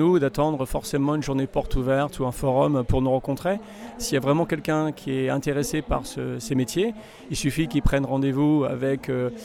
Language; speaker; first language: French; native; French